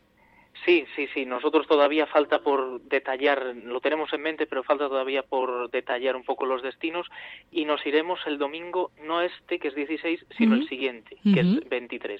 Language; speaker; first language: Spanish; native; Spanish